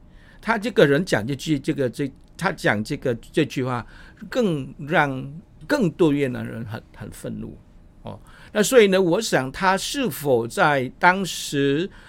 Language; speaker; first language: Chinese; non-native, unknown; Vietnamese